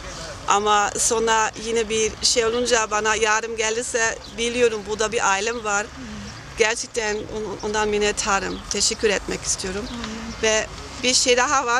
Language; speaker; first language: Turkish; non-native, fluent; German